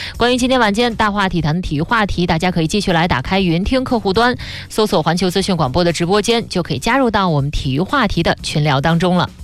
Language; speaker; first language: Chinese; native; Chinese